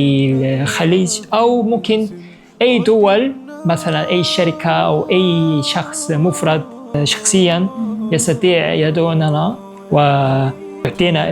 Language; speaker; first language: Arabic; non-native, fluent; Korean